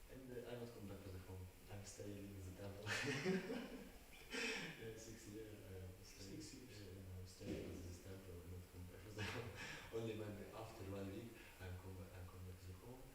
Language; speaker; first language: English; non-native, learner; Russian